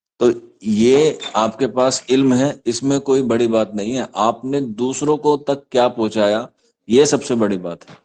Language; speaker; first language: Urdu; native; Urdu